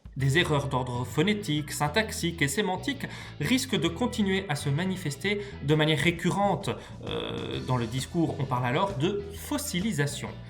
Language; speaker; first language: French; native; French